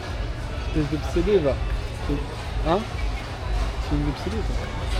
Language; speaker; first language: French; native; French